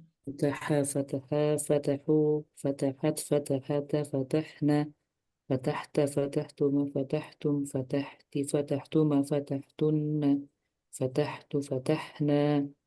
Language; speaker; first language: Arabic; non-native, learner; Indonesian